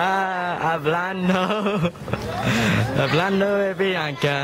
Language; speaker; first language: Spanish; early bilingual, heritage; Spanish